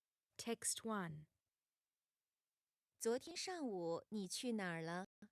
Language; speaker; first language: Chinese; non-native, learner; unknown